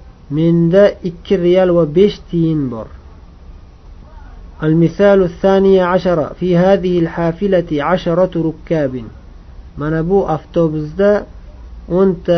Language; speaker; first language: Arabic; non-native, fluent; Uzbek